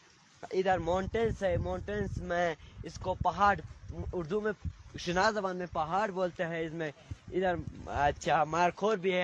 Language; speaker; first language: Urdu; non-native, local second language; Shina